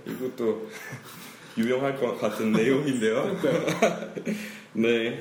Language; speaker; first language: Korean; non-native, fluent; English